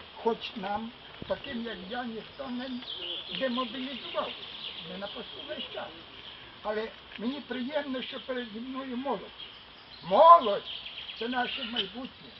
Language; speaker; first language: Ukrainian; native; Ukrainian